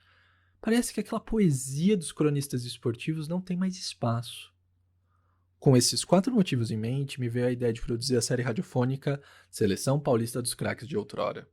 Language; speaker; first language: Portuguese; native; Portuguese